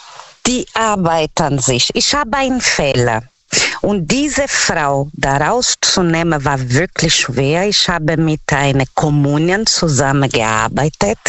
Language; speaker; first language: German; non-native, learner; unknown